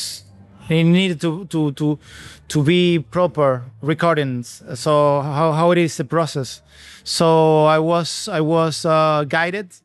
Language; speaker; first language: English; non-native, fluent; Spanish